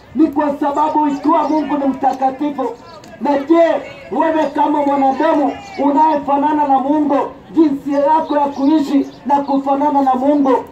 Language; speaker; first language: Swahili; non-native, local second language; Kikuyu